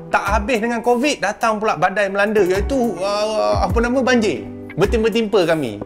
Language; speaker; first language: Malay; native; Malay